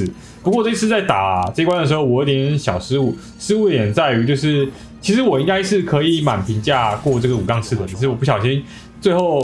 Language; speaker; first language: Chinese; native; Chinese